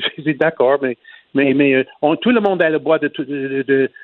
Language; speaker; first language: French; non-native, fluent; Chinese